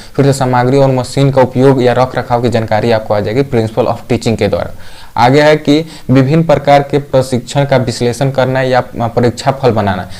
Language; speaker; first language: Hindi; native; Hindi